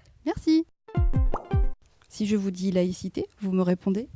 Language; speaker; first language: French; native; French